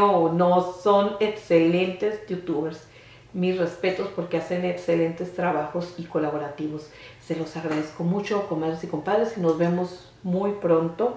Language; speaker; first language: Spanish; native; Spanish